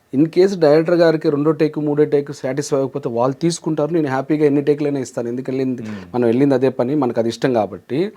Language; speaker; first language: Telugu; native; Telugu